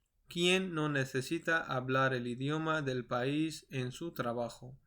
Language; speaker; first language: Spanish; non-native, fluent; Urdu